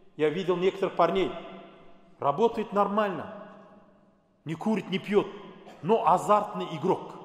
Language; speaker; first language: Russian; non-native, local second language; Kazakh